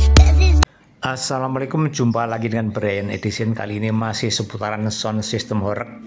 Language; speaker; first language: Indonesian; native; Indonesian